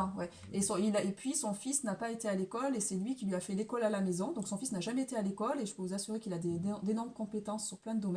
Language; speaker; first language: French; native; French